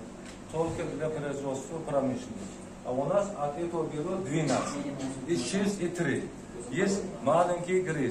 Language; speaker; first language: Russian; non-native, local second language; Uzbek